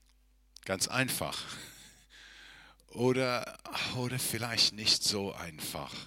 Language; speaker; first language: German; non-native, fluent; English